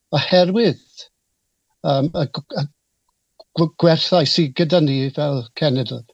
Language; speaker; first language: Welsh; non-native, local second language; English